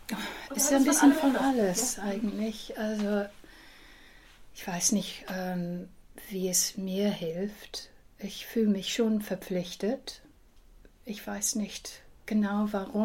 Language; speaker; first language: German; early bilingual, heritage; English